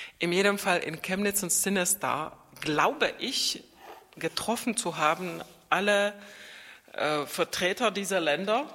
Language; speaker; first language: German; non-native, fluent; Czech